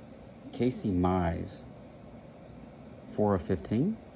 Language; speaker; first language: English; native; English